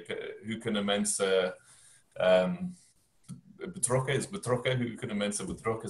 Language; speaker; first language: Dutch; non-native, learner; English